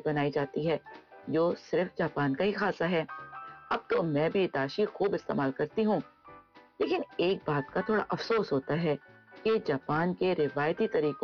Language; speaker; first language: Urdu; native; Urdu